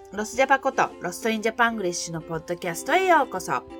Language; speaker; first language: Japanese; early bilingual, heritage; Japanese